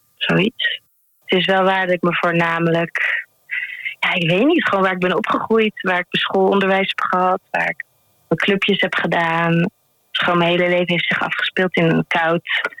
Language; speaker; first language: Dutch; native; Dutch